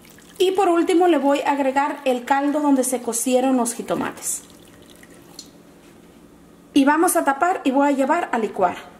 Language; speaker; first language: Spanish; native; Spanish